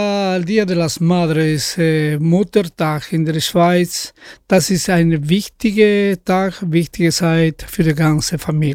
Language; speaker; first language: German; non-native, fluent; Spanish